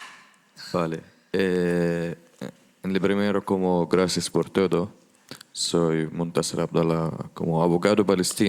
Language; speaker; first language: Spanish; non-native, learner; Arabic